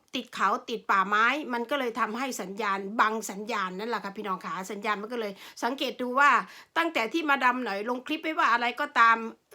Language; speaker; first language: Thai; non-native, local second language; Northeastern Thai